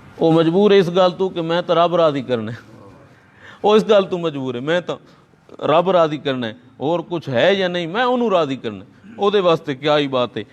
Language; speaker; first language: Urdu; non-native, local second language; Punjabi